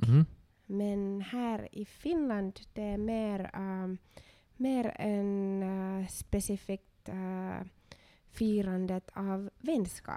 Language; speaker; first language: Swedish; non-native, local second language; Finnish